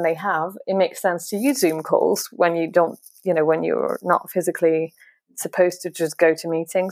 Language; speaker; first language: English; non-native, fluent; French